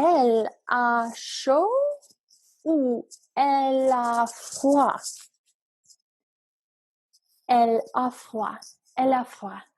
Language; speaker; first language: French; non-native, fluent; English